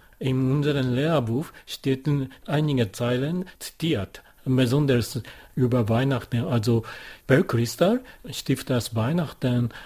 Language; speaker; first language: German; non-native, fluent; Japanese